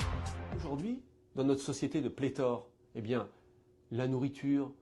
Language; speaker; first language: French; native; French